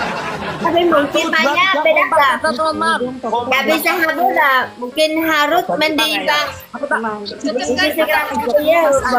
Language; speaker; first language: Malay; non-native, learner; Vietnamese